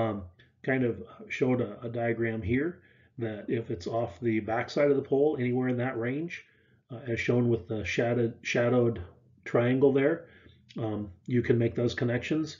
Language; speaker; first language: English; native; English